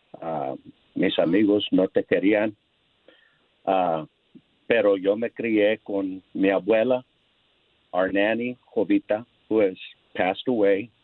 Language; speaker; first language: Spanish; non-native, learner; English